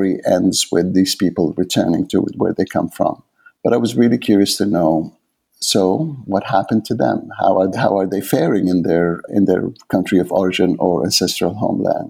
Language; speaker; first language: English; non-native, fluent; Arabic